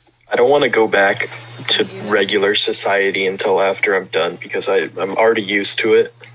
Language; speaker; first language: English; native; English